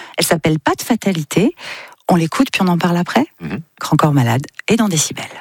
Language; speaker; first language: French; native; French